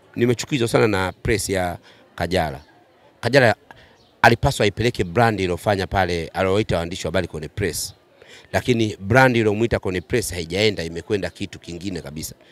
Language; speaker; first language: Swahili; native; Swahili